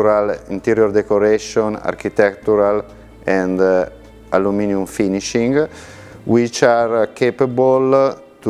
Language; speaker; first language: English; non-native, fluent; Italian